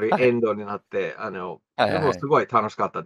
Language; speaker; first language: Japanese; non-native, fluent; English